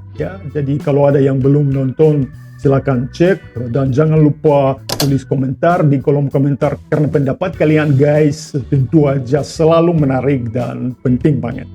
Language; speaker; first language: Indonesian; non-native, fluent; Russian